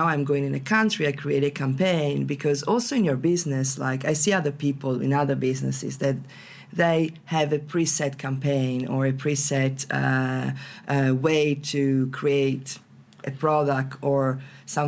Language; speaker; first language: English; non-native, fluent; Italian